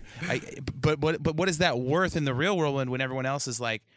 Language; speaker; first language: English; native; English